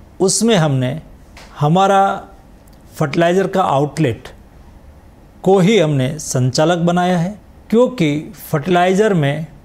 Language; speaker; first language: Hindi; non-native, local second language; Gujarati